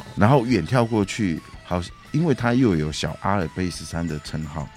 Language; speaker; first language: Chinese; native; Chinese